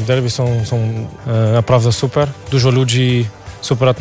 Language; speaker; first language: Polish; non-native, learner; Portuguese